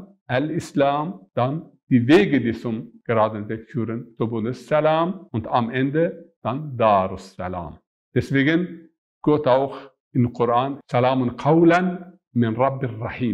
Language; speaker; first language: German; non-native, fluent; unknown